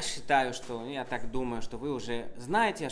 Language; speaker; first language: Russian; non-native, fluent; Spanish